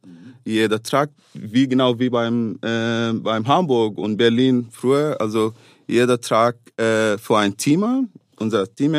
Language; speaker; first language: German; non-native, fluent; Arabic